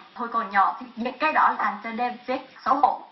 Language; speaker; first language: Vietnamese; native; Vietnamese